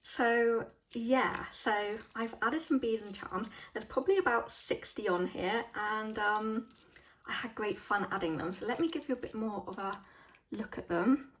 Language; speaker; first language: English; native; English